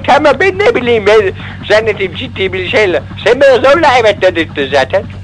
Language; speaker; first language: Turkish; native; Turkish